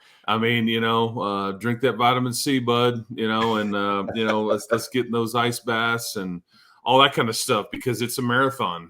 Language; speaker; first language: English; native; English